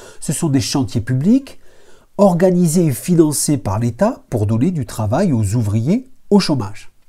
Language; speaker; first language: French; native; French